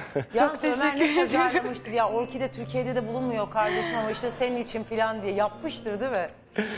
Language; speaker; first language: Turkish; native; Turkish